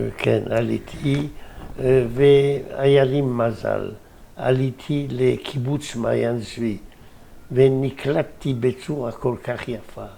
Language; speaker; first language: Hebrew; non-native, fluent; French